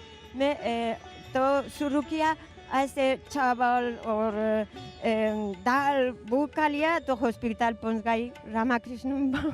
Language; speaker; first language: Hindi; non-native, learner; Spanish